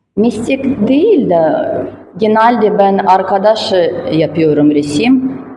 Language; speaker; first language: Turkish; non-native, learner; Russian